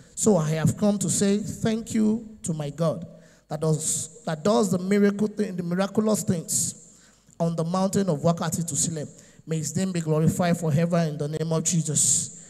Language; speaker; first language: English; non-native, local second language; Yoruba